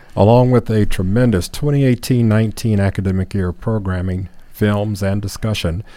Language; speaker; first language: English; native; English